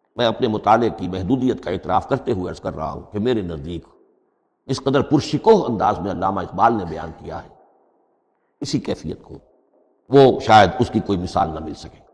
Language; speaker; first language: Urdu; native; Urdu